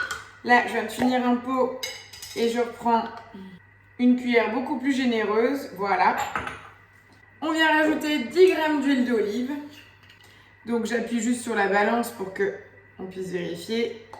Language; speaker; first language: French; native; French